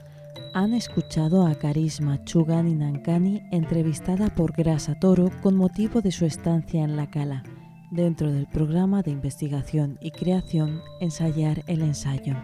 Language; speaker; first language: Spanish; native; Spanish